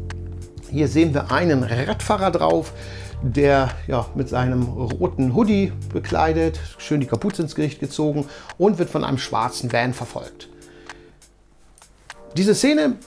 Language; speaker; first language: German; native; German